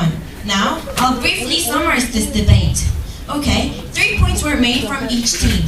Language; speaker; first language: English; non-native, fluent; Korean